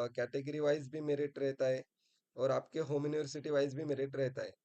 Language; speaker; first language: Hindi; non-native, local second language; Marathi